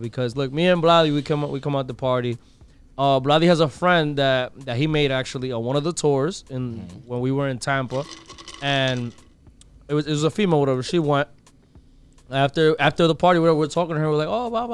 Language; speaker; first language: English; early bilingual, other home language; Spanish